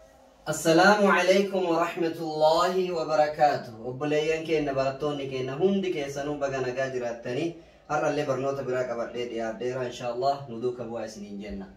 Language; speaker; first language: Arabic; non-native, fluent; Oromo